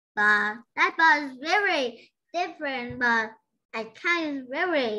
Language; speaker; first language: English; non-native, learner; Vietnamese